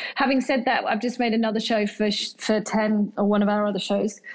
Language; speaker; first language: English; native; English